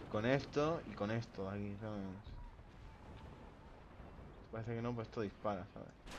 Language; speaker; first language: Spanish; native; Spanish